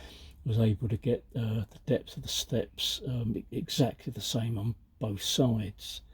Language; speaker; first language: English; native; English